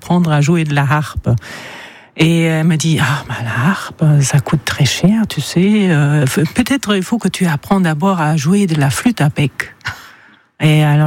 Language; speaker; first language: French; non-native, fluent; German